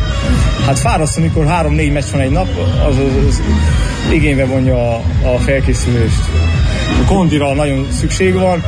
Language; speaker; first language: Hungarian; native; Hungarian